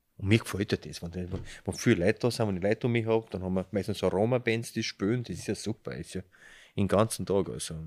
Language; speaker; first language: German; early bilingual, other home language; Slovenian